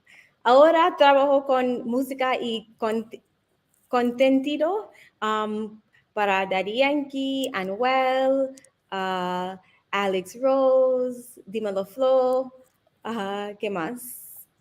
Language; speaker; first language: Spanish; non-native, learner; English